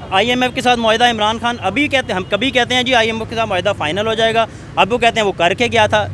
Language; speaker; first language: Urdu; native; Urdu